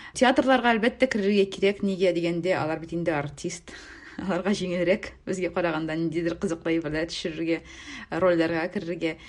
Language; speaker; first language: Tatar; native; Tatar